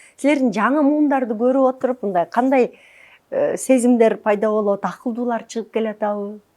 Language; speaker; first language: Kyrgyz; native; Kyrgyz